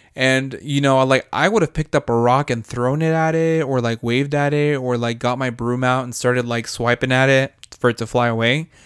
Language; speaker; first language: English; early bilingual, other home language; Spanish